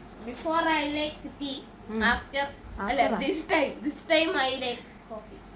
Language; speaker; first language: English; non-native, learner; Malayalam